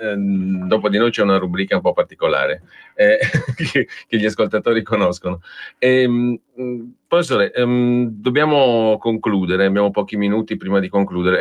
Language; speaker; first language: Italian; native; Italian